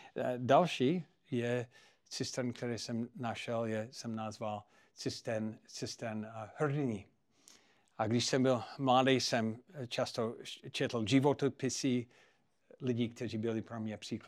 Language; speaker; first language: Czech; non-native, fluent; English